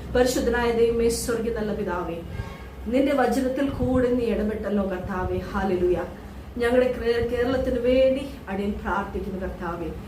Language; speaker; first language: Malayalam; early bilingual, heritage; Malayalam